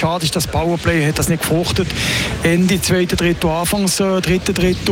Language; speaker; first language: German; native; German